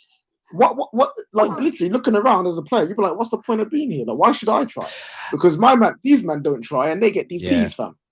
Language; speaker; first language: English; native; English